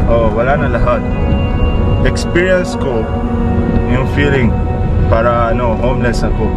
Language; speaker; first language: Filipino; non-native, learner; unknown